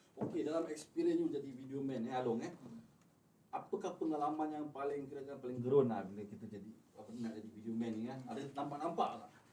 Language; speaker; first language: Malay; native; Malay